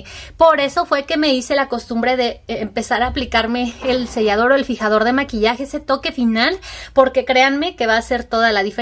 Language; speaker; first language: Spanish; native; Spanish